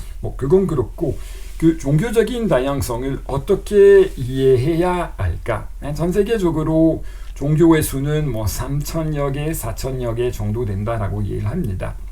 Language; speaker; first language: Korean; non-native, fluent; French